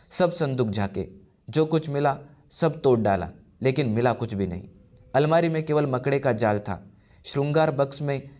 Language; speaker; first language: Hindi; non-native, local second language; Marathi